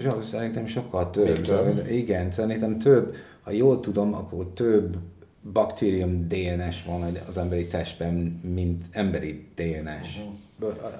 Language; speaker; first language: Hungarian; non-native, fluent; English